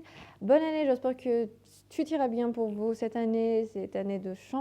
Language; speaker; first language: French; non-native, learner; Persian